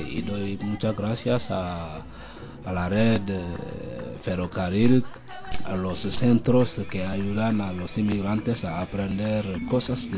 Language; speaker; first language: Spanish; non-native, learner; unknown